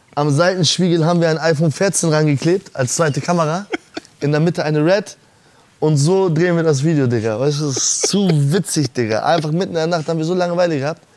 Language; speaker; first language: German; early bilingual, other home language; Persian